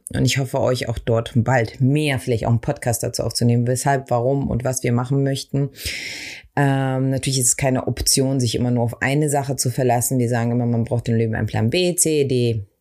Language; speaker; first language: German; early bilingual, other home language; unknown